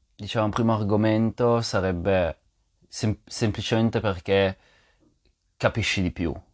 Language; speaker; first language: Italian; native; Italian